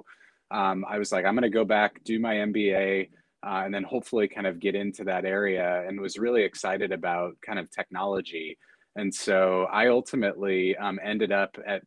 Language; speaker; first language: English; native; English